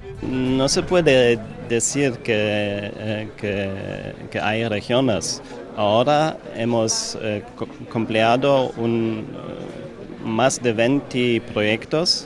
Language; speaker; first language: Spanish; non-native, learner; German